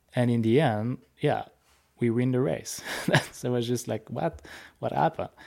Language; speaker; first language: English; non-native, fluent; French